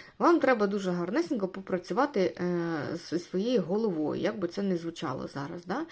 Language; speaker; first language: Ukrainian; non-native, local second language; Russian